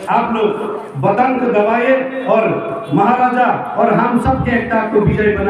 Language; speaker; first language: Hindi; non-native, local second language; Bangla